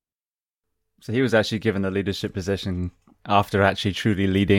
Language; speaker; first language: English; native; English